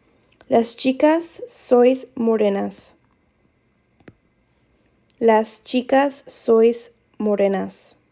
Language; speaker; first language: Spanish; non-native, fluent; English